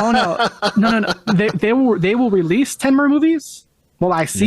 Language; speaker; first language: English; native; English